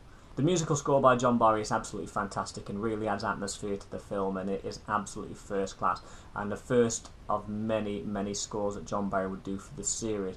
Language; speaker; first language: English; native; English